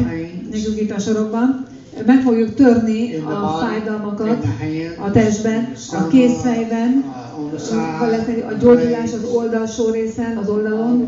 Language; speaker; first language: Hungarian; native; Hungarian